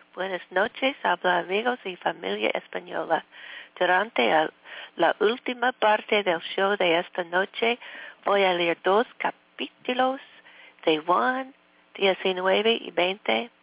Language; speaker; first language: Spanish; non-native, learner; English